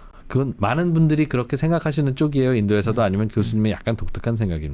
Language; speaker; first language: Korean; native; Korean